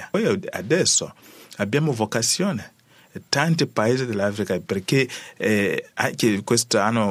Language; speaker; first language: Italian; non-native, learner; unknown